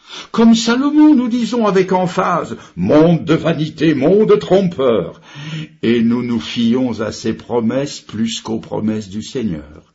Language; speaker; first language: French; native; French